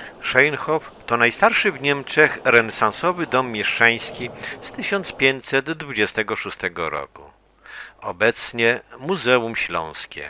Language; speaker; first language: Polish; native; Polish